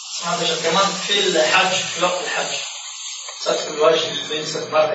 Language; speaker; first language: Arabic; non-native, learner; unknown